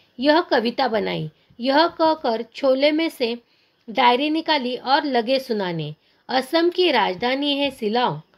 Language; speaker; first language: Hindi; non-native, local second language; Marathi